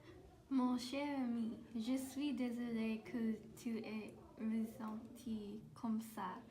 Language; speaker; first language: French; non-native, learner; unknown